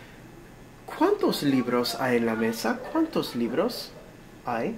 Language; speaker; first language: Spanish; non-native, fluent; English